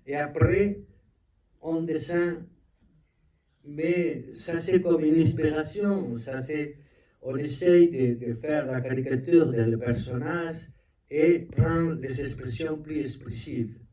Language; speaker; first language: French; non-native, learner; Spanish